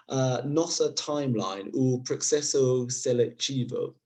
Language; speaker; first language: Portuguese; non-native, learner; English